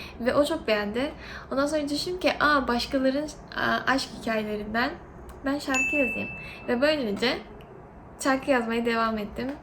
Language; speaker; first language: Turkish; non-native, fluent; Korean